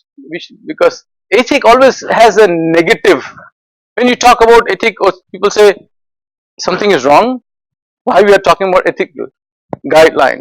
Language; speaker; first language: English; non-native, fluent; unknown